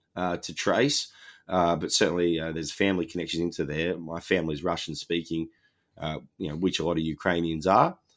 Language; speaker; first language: English; native; English